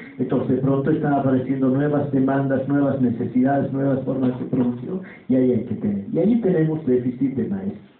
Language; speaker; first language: Spanish; native; Spanish